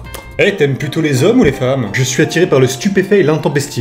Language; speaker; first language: French; native; French